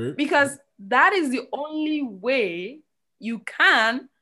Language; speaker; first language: English; non-native, local second language; Igbo